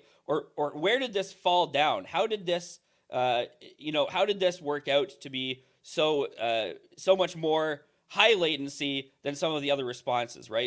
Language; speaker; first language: English; native; English